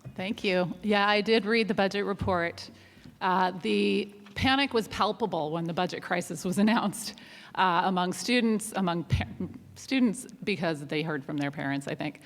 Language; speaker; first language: English; non-native, fluent; German